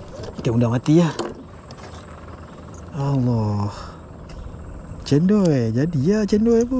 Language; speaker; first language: Malay; native; Malay